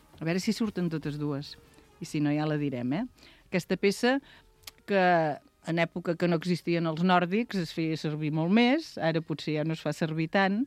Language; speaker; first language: Catalan; native; Catalan